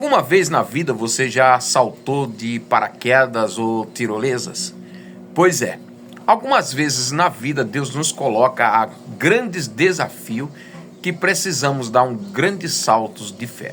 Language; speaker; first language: Portuguese; native; Portuguese